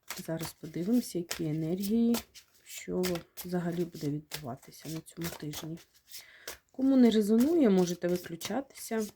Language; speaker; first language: Ukrainian; non-native, local second language; Russian